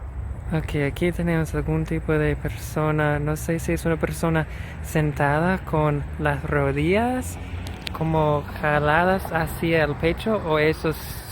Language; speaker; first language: Spanish; non-native, fluent; English